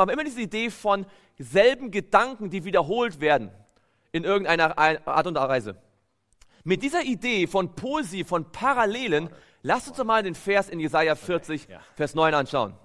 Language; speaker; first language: German; native; German